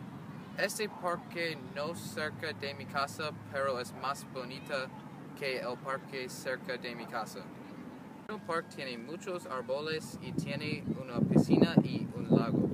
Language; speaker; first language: Spanish; non-native, learner; English